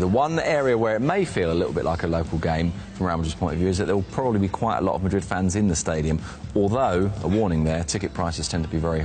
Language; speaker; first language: English; native; English